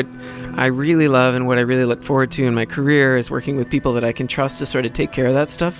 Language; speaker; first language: English; native; English